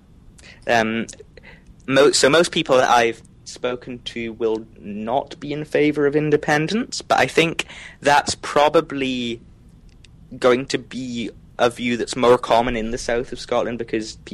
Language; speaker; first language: English; native; English